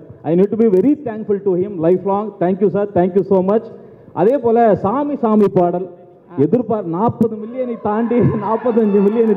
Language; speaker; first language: Tamil; native; Tamil